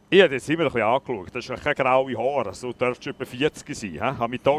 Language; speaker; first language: German; native; German